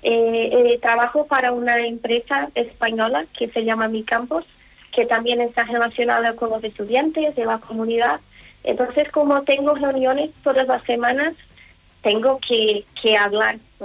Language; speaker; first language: Spanish; non-native, learner; Portuguese